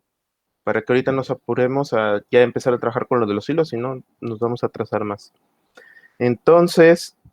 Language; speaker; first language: Spanish; native; Spanish